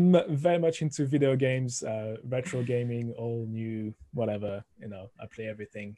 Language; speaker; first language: English; non-native, fluent; French